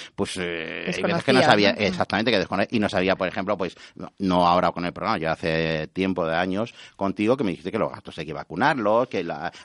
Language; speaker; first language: Spanish; native; Spanish